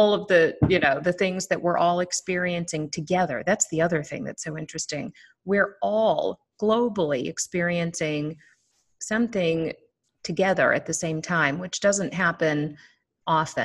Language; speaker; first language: English; native; English